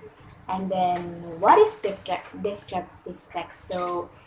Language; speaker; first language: English; non-native, fluent; Indonesian